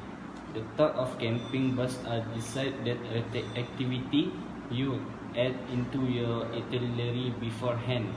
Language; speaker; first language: English; non-native, learner; Malay